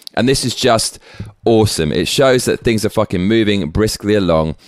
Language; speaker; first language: English; native; English